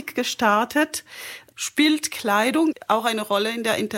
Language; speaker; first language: German; non-native, fluent; French